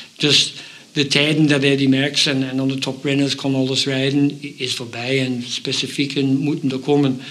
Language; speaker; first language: Dutch; non-native, fluent; English